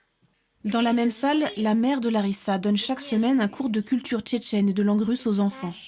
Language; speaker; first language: French; native; French